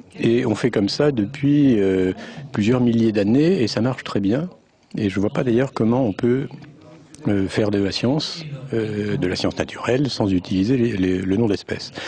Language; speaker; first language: French; native; French